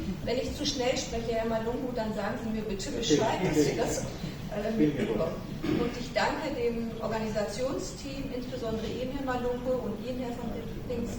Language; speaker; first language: German; native; German